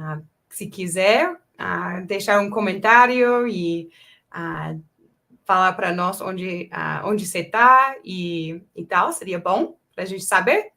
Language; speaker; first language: Portuguese; non-native, fluent; English